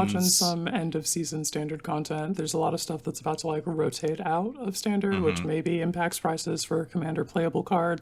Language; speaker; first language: English; native; English